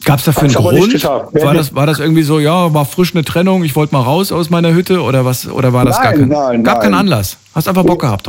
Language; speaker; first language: German; native; German